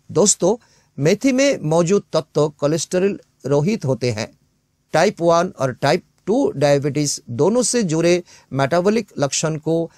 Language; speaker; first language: Hindi; non-native, local second language; Bangla